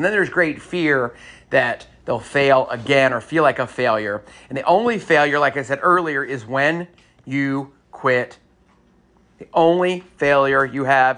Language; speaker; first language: English; native; English